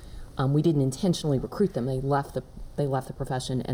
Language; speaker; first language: English; native; English